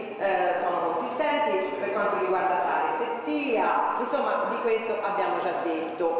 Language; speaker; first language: Italian; native; Italian